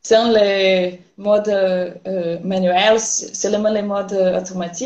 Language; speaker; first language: French; non-native, learner; Portuguese